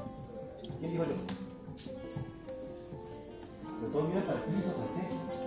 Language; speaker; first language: Spanish; native; Spanish